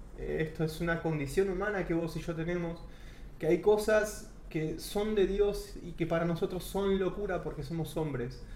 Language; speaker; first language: Spanish; native; Spanish